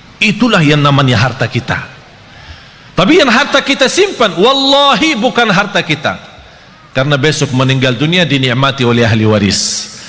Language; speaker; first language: Malay; non-native, fluent; Arabic